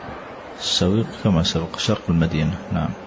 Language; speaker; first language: Arabic; native; Arabic